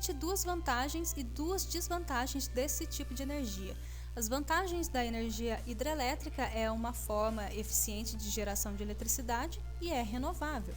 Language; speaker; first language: Portuguese; native; Portuguese